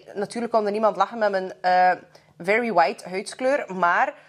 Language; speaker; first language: Dutch; early bilingual, other home language; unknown